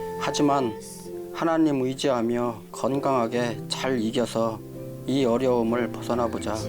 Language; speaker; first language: Korean; native; Korean